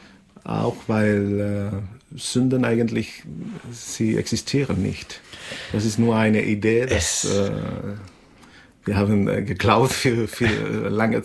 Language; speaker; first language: German; non-native, learner; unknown